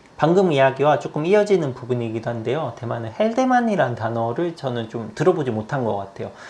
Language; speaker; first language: Korean; native; Korean